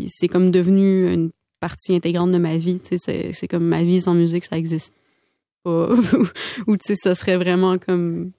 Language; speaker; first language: French; native; French